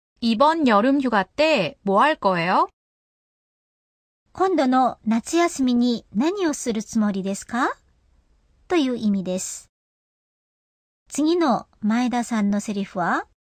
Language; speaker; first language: Japanese; non-native, fluent; Korean